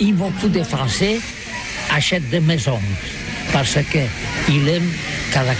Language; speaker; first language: French; non-native, learner; Catalan